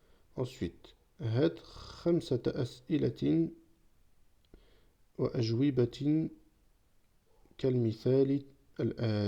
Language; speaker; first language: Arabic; non-native, fluent; French